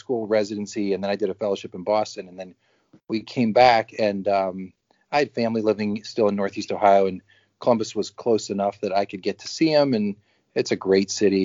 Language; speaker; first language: English; native; English